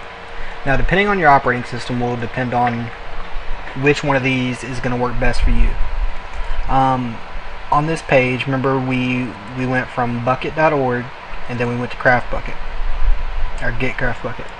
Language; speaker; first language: English; native; English